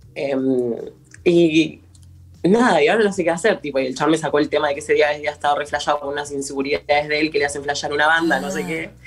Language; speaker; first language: Spanish; native; Spanish